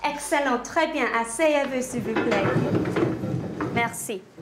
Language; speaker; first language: French; non-native, learner; English